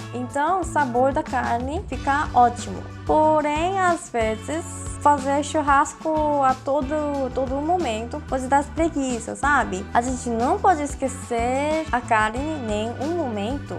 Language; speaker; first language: Portuguese; non-native, fluent; Korean